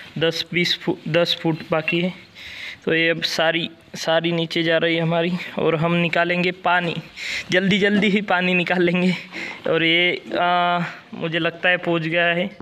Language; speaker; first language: Hindi; non-native, local second language; Marathi